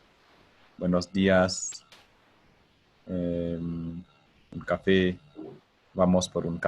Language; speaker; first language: Spanish; non-native, fluent; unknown